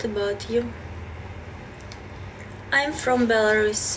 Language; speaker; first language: English; non-native, learner; Belarusian